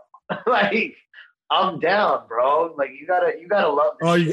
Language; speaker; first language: English; native; English